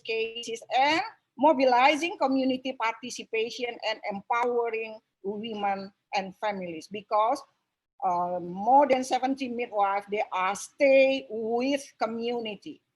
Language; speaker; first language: English; non-native, local second language; Indonesian